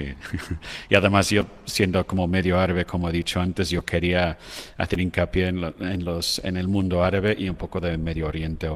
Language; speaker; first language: Spanish; non-native, fluent; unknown